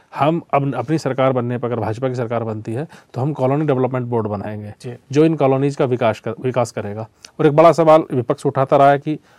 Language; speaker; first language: Hindi; native; Hindi